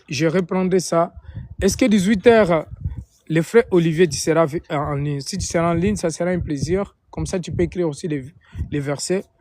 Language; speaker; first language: French; non-native, fluent; Portuguese